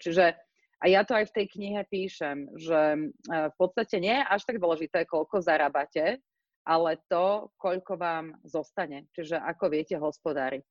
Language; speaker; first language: Slovak; native; Slovak